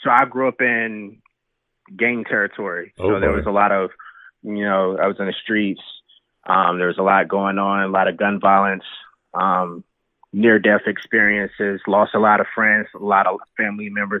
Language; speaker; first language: English; native; English